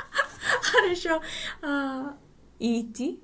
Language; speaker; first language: Russian; non-native, learner; English